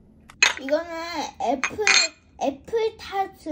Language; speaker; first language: Korean; early bilingual, other home language; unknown